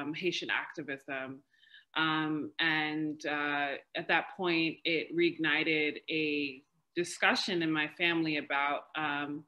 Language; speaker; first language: English; native; English